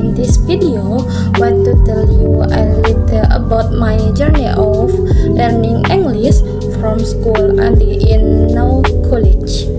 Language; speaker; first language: English; non-native, learner; Indonesian